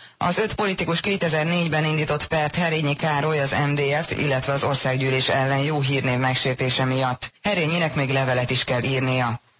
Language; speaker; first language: Hungarian; native; Hungarian